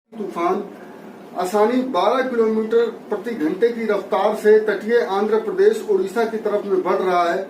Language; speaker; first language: Hindi; native; Hindi